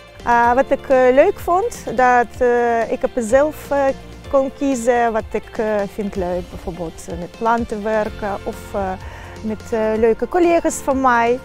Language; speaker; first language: Dutch; non-native, learner; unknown